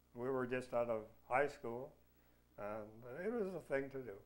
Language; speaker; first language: English; native; English